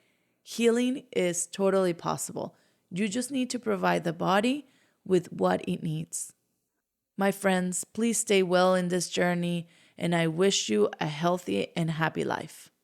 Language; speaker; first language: English; non-native, fluent; Spanish